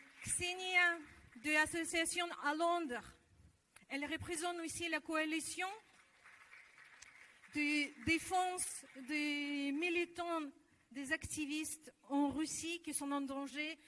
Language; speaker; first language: French; non-native, learner; Russian